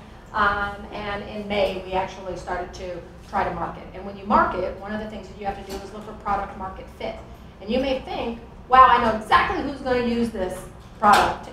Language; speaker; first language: English; native; English